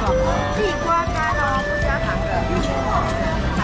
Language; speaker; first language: Chinese; native; Chinese